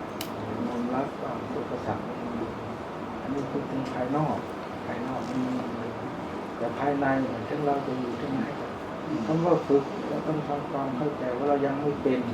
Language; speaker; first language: Thai; native; Thai